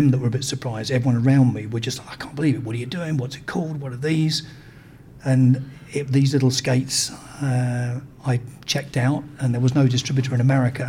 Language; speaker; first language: English; native; English